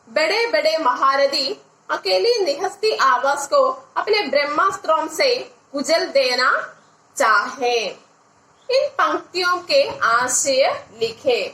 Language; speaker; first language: Hindi; non-native, local second language; Malayalam